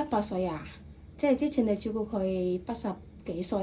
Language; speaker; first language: Cantonese; native; Cantonese